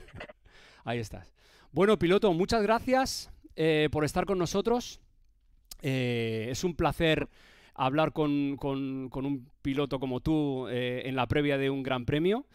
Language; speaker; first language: Spanish; native; Spanish